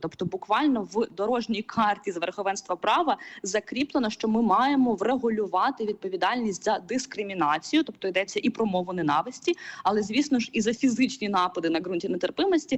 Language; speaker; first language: Ukrainian; native; Ukrainian